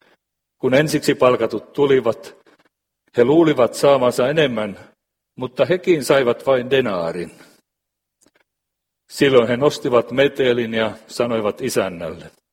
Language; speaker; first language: Finnish; native; Finnish